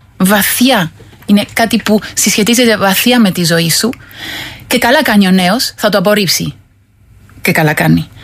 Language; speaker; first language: Greek; non-native, fluent; Spanish